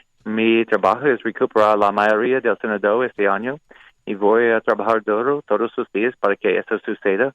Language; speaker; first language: Spanish; non-native, learner; English